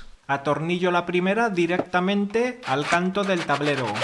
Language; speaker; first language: Spanish; native; Spanish